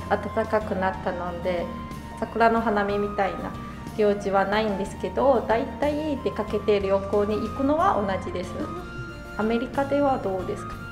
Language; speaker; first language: Japanese; non-native, fluent; Chinese